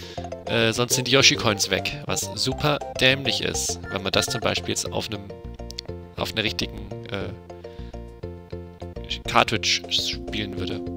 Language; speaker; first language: German; native; German